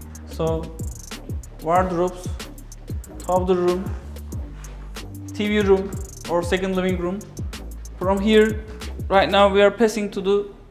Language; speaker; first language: English; non-native, fluent; Turkish